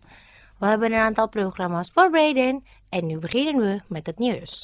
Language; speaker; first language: Dutch; non-native, fluent; Indonesian